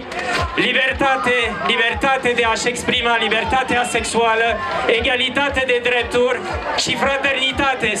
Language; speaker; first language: Romanian; non-native, fluent; French